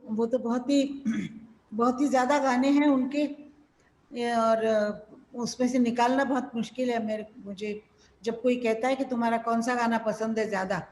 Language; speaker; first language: Hindi; non-native, local second language; Marathi